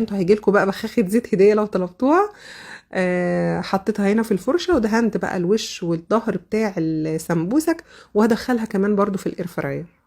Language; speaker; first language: Arabic; native; Arabic